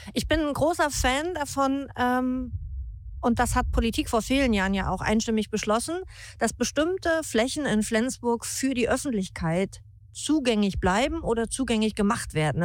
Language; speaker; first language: German; native; German